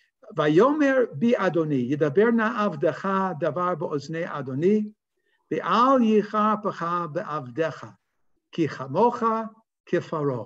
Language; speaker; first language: Hebrew; non-native, fluent; English